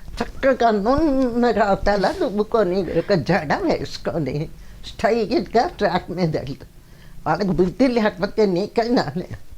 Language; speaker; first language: Telugu; non-native, local second language; Kannada